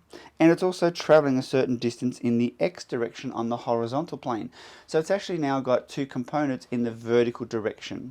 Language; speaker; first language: English; native; English